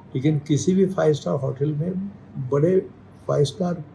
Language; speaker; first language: Hindi; non-native, local second language; Marathi